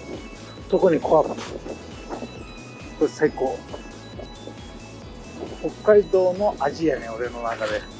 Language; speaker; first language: Japanese; native; Japanese